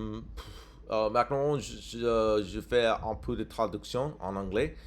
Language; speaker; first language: French; non-native, learner; English